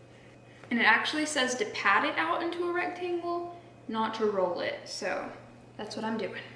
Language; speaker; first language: English; native; English